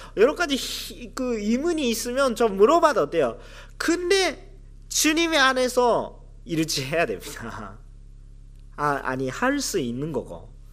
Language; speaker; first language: Korean; non-native, fluent; Japanese